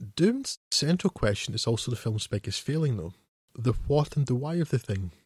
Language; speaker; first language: English; native; English